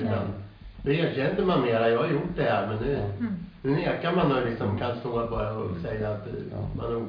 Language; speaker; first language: Swedish; native; Swedish